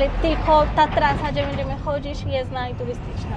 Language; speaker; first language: Polish; non-native, learner; Spanish